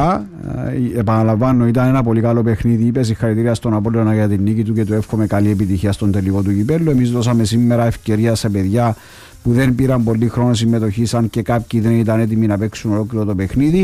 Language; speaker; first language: Greek; native; Greek